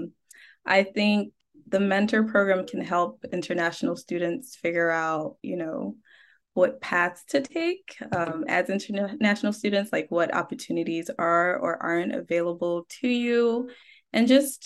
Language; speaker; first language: English; non-native, local second language; Akan